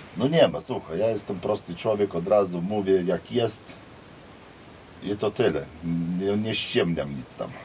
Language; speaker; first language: Polish; non-native, fluent; Lithuanian